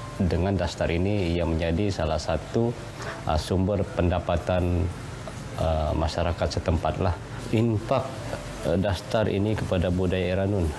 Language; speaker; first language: Malay; non-native, local second language; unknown